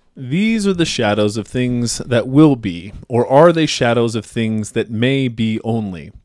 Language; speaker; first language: English; native; English